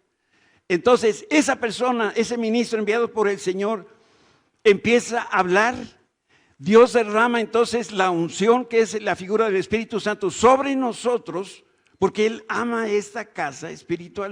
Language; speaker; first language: Spanish; native; Spanish